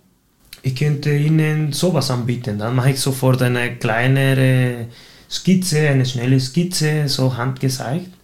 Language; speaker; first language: German; non-native, fluent; Spanish